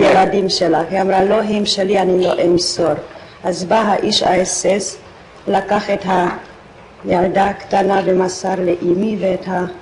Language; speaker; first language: Hebrew; non-native, fluent; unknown